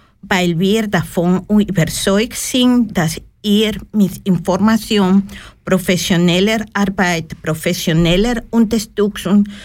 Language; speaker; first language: German; non-native, learner; Spanish